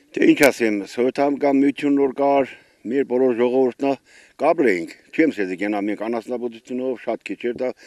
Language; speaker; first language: Armenian; native; Armenian